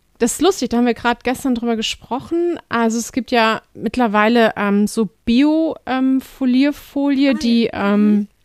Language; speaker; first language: German; native; German